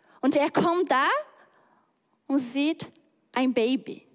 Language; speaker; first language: German; non-native, learner; Portuguese